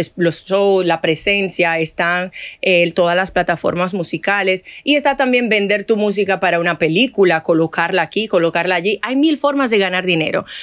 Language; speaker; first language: Spanish; non-native, fluent; Haitian Creole